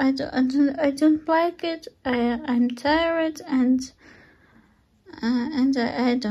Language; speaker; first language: English; non-native, learner; Russian